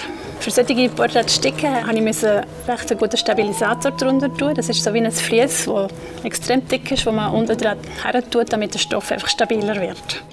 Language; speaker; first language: German; native; German